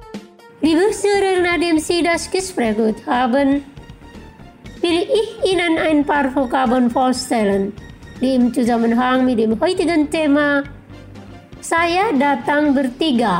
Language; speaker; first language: German; non-native, fluent; Indonesian